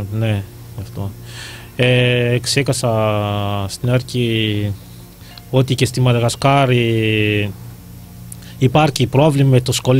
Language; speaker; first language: Greek; non-native, learner; Malagasy